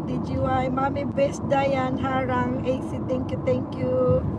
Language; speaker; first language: English; non-native, local second language; Cebuano